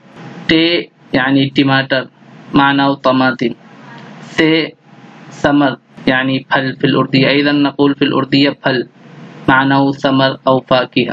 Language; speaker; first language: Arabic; non-native, fluent; Urdu